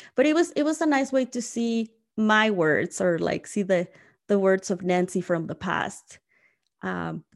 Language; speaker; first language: English; non-native, fluent; Spanish